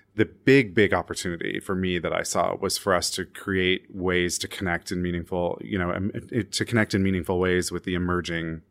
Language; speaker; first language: English; native; English